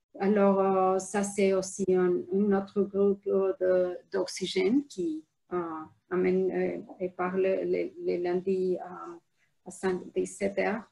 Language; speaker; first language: French; non-native, fluent; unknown